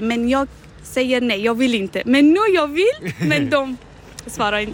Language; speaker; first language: Swedish; non-native, learner; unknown